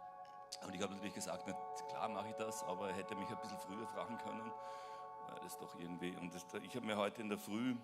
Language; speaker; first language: German; native; German